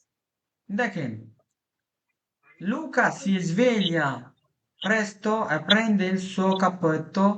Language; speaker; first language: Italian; non-native, fluent; Bangla